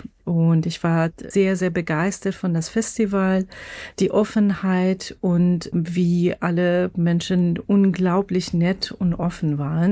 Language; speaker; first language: German; non-native, fluent; Persian